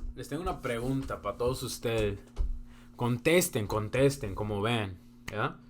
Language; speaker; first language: Spanish; early bilingual, heritage; Spanish